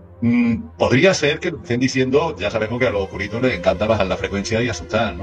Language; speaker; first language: Spanish; native; Spanish